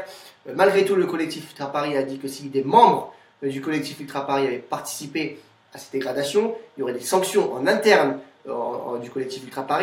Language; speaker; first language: French; native; French